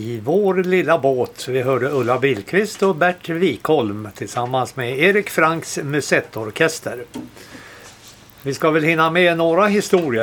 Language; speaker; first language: Swedish; native; Swedish